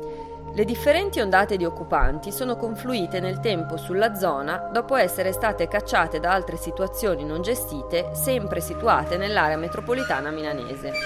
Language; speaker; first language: Italian; native; Italian